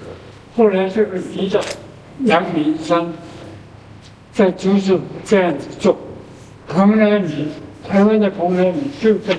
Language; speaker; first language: Chinese; non-native, local second language; Min Nan Chinese